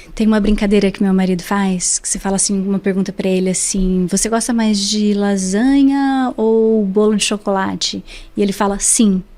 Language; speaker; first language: Portuguese; early bilingual, other home language; English